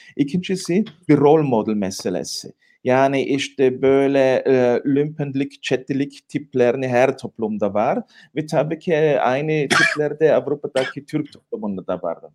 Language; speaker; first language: Turkish; non-native, fluent; German